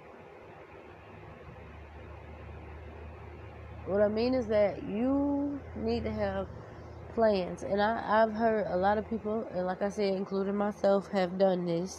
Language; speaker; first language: English; native; English